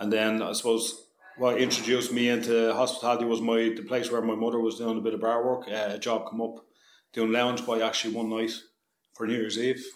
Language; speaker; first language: English; native; English